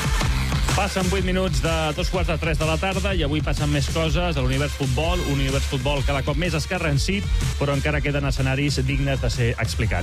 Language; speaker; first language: Catalan; native; Catalan